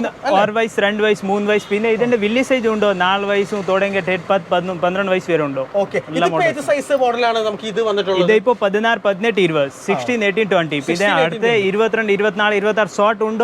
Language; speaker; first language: Malayalam; non-native, local second language; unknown